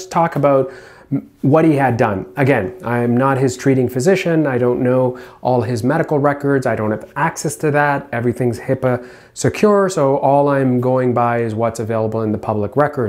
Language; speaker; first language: English; native; English